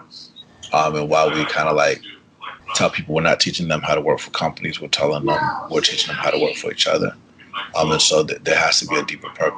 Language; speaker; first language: English; early bilingual, other home language; Spanish